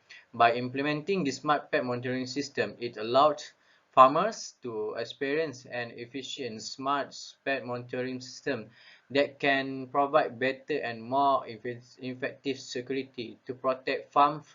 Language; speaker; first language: English; non-native, local second language; Malay